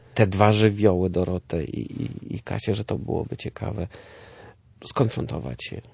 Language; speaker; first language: Polish; early bilingual, other home language; German